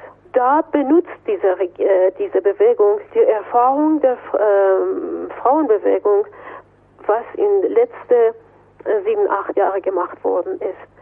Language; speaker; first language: German; non-native, fluent; Persian